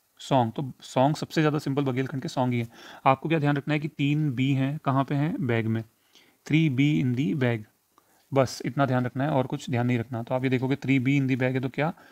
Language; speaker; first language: Hindi; native; Hindi